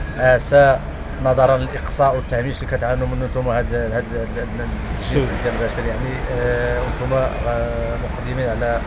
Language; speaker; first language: Arabic; native; Arabic